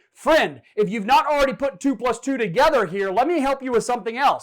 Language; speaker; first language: English; native; English